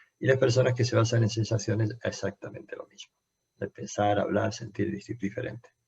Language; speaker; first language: Spanish; native; Spanish